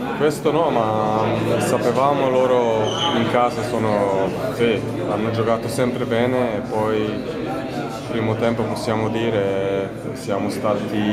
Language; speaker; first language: Italian; non-native, fluent; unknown